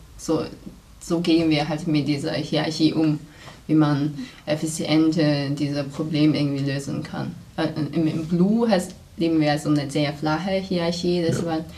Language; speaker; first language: German; non-native, fluent; Chinese